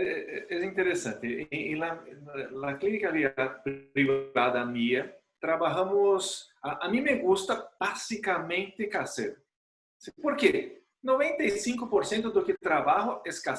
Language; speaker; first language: Spanish; non-native, fluent; Portuguese